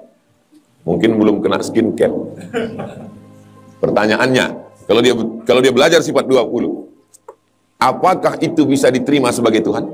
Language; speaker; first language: Malay; native; Malay